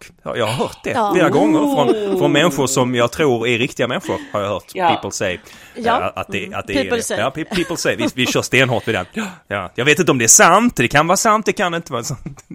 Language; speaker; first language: Swedish; native; Swedish